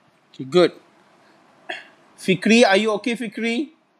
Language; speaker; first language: English; non-native, local second language; Malay